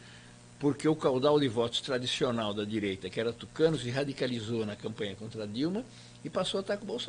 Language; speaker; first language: Portuguese; native; Portuguese